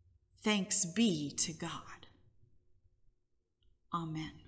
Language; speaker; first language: English; native; English